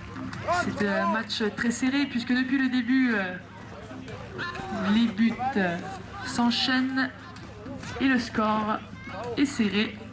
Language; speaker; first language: French; native; French